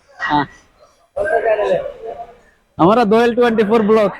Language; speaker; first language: Hindi; non-native, learner; Bangla